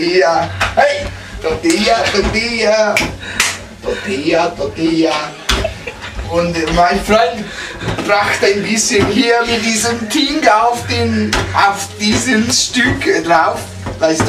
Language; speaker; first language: German; non-native, learner; Hungarian